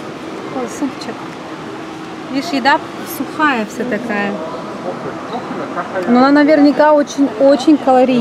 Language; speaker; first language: Russian; native; Russian